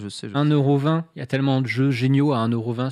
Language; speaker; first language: French; native; French